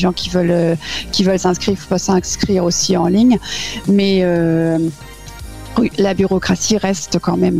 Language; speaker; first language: French; native; French